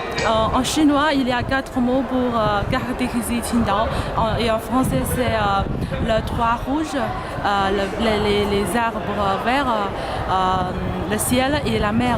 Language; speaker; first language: French; non-native, fluent; Chinese